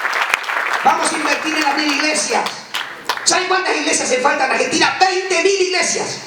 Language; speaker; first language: Spanish; native; Spanish